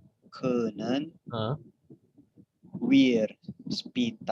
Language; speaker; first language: German; non-native, learner; Indonesian